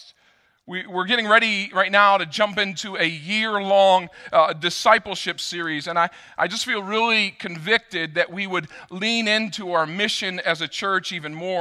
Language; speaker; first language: English; native; English